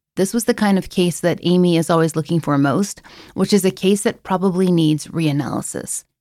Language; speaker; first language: English; native; English